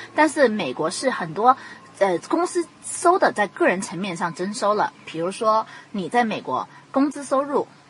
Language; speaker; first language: Chinese; non-native, local second language; Cantonese